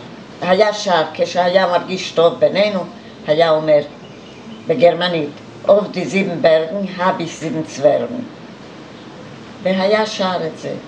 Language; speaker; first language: Hebrew; non-native, fluent; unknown